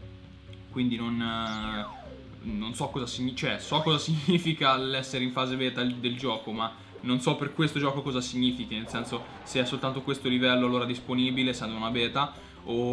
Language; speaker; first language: Italian; native; Italian